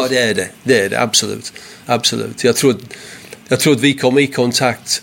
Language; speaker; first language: Swedish; non-native, fluent; English